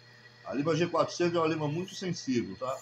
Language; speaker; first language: Portuguese; native; Portuguese